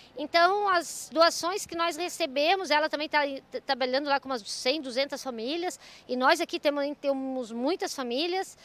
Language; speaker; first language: Portuguese; native; Portuguese